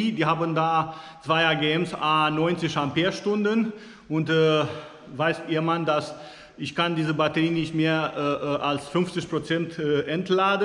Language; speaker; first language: German; non-native, fluent; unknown